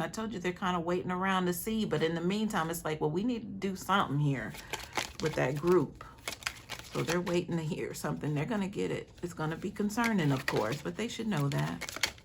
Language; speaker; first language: English; native; English